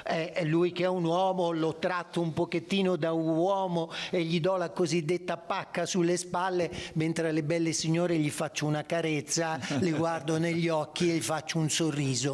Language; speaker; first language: Italian; native; Italian